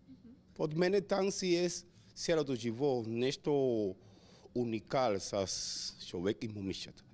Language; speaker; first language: Bulgarian; non-native, learner; Spanish